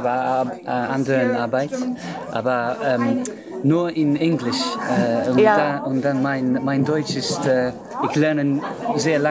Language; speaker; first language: German; non-native, learner; English